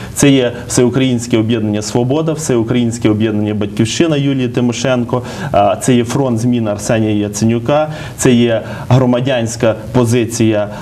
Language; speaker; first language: Ukrainian; native; Ukrainian